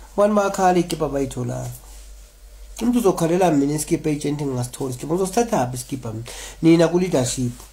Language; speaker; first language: Zulu; native; Zulu